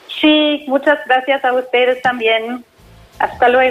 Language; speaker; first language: Spanish; non-native, learner; German